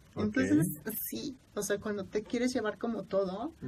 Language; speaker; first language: Spanish; native; Spanish